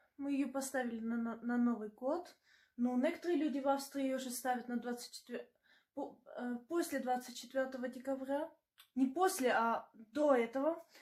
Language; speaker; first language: Russian; non-native, learner; German